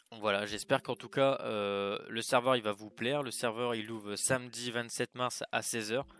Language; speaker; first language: French; native; French